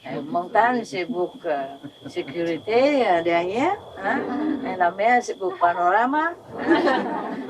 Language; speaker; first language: French; non-native, learner; Vietnamese